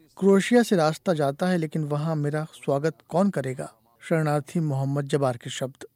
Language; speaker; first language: Hindi; native; Hindi